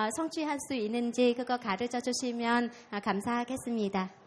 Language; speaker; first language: Korean; non-native, learner; Vietnamese